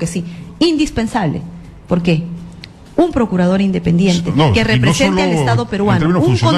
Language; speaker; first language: Spanish; native; Spanish